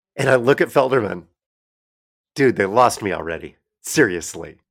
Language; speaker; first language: English; native; English